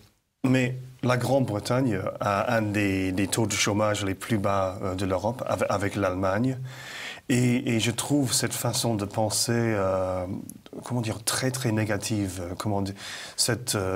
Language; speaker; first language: French; non-native, fluent; English